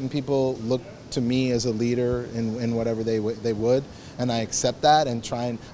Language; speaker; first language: English; native; English